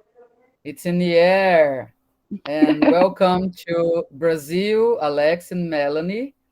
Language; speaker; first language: English; non-native, learner; Portuguese